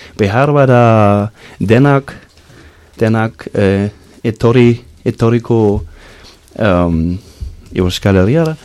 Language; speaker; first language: Basque; non-native, learner; German